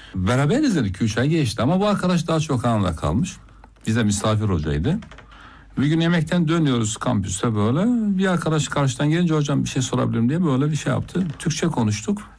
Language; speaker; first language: Turkish; native; Turkish